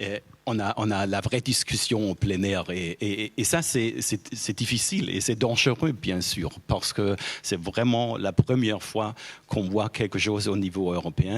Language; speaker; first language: French; non-native, fluent; German